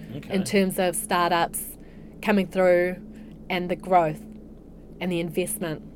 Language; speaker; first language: English; native; English